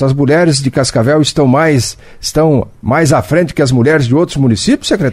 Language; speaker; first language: Portuguese; native; Portuguese